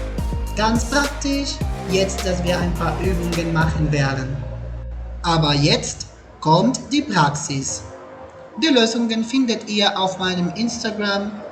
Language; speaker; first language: German; non-native, fluent; Spanish